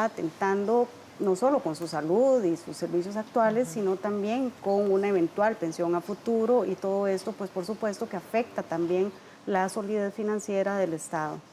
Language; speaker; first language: Spanish; native; Spanish